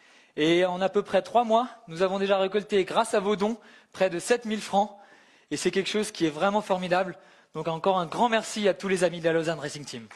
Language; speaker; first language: French; native; French